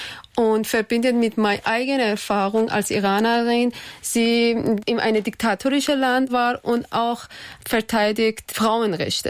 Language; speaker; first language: German; non-native, learner; Persian